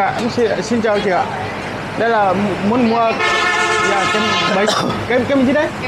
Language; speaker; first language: Vietnamese; non-native, learner; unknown